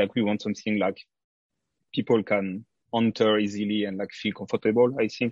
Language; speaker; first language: English; non-native, fluent; French